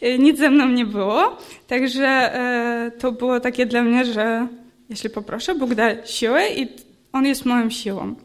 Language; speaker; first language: Polish; non-native, fluent; Ukrainian